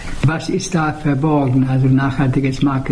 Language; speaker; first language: German; non-native, local second language; Hungarian